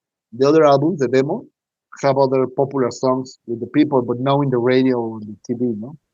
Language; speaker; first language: English; non-native, learner; Spanish